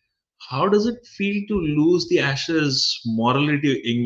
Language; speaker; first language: English; non-native, local second language; Hindi